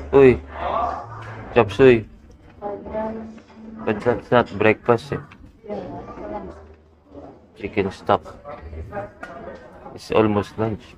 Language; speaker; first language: English; non-native, local second language; Filipino